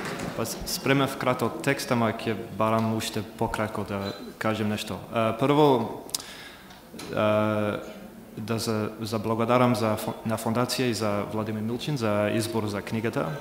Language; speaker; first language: Macedonian; non-native, fluent; English